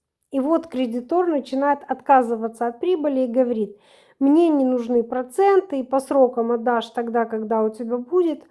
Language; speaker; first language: Russian; native; Russian